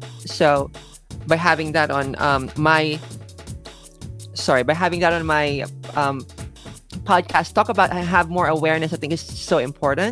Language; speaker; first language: English; non-native, local second language; Filipino